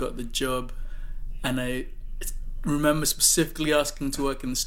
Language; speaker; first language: English; non-native, local second language; Yoruba